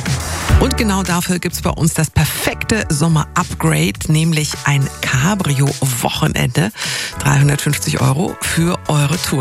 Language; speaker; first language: German; native; German